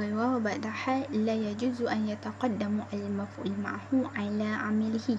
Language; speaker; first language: Arabic; non-native, learner; Malay